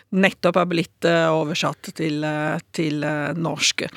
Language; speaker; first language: Norwegian; non-native, fluent; Italian